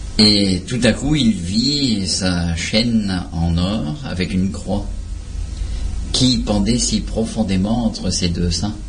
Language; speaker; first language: French; native; French